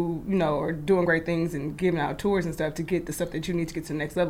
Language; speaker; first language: English; native; English